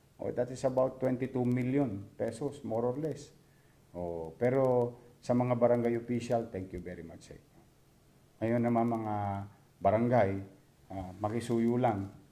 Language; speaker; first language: Filipino; native; Filipino